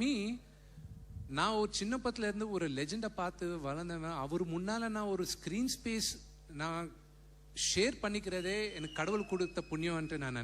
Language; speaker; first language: Tamil; non-native, local second language; Telugu